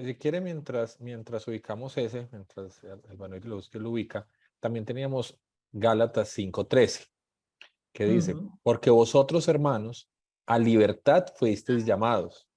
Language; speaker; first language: Spanish; native; Spanish